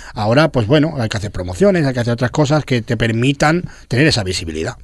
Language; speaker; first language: Catalan; non-native, local second language; Spanish